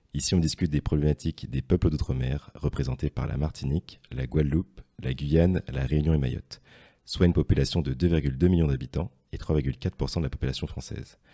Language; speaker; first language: French; native; French